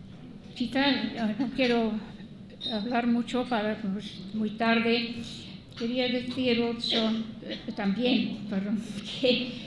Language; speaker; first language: Spanish; non-native, fluent; English